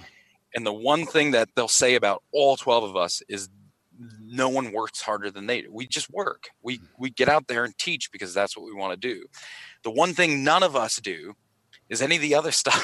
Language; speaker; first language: English; native; English